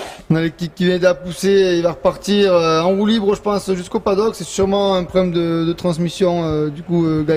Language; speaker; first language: French; native; French